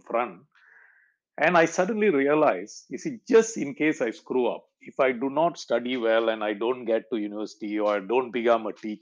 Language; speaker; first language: English; non-native, local second language; Malayalam